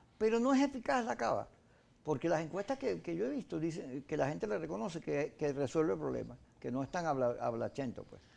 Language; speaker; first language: Spanish; native; Spanish